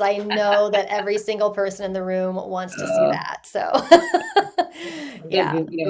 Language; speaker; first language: English; native; English